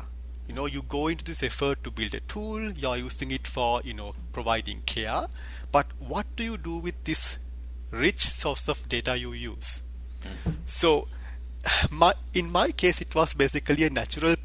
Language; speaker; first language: English; non-native, local second language; Sinhala